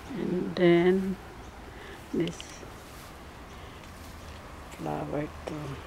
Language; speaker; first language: English; non-native, learner; Filipino